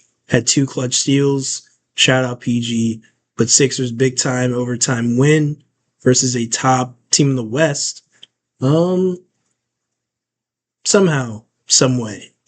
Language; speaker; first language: English; native; English